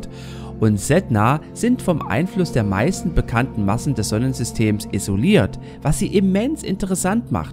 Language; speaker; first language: German; native; German